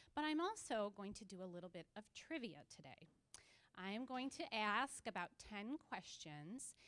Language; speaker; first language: English; native; English